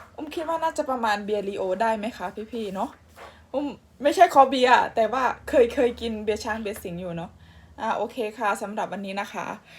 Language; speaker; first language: Thai; native; Thai